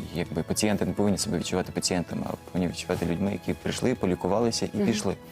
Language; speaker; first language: Ukrainian; native; Ukrainian